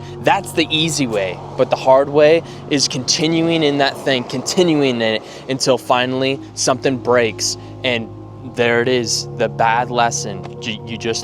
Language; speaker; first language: English; native; English